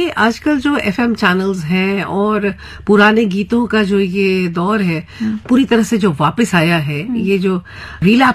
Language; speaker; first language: Hindi; native; Hindi